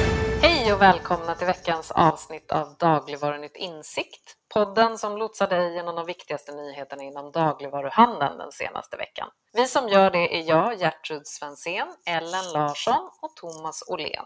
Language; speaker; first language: Swedish; native; Swedish